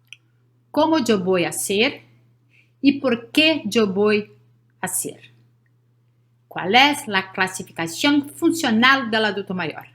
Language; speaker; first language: Spanish; non-native, learner; Portuguese